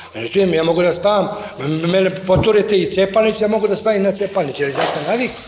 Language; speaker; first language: Serbian; native; Serbian